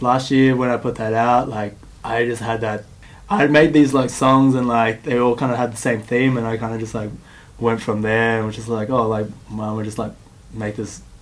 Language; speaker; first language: English; native; English